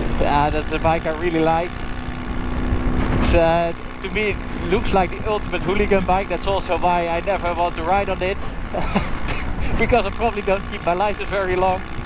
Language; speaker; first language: English; non-native, fluent; Dutch